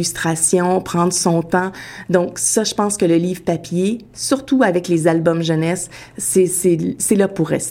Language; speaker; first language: French; native; French